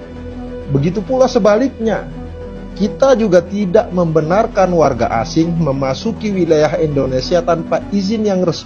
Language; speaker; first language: Indonesian; native; Indonesian